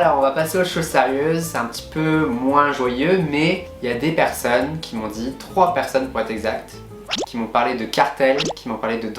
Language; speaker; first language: French; native; French